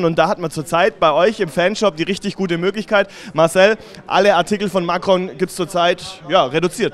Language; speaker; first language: German; native; German